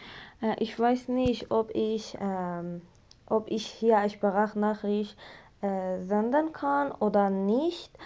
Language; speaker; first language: German; non-native, learner; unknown